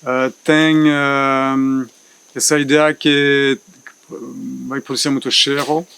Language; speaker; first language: Portuguese; non-native, fluent; French